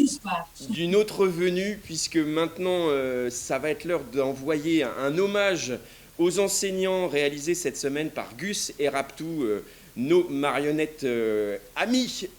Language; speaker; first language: French; native; French